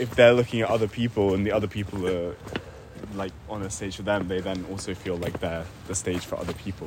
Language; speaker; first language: English; native; English